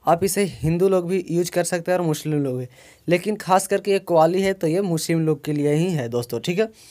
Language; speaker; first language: Hindi; native; Hindi